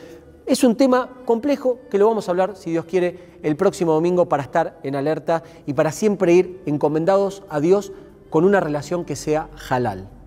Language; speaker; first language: Spanish; native; Spanish